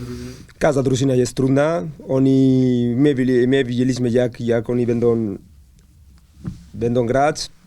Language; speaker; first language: Polish; non-native, learner; Spanish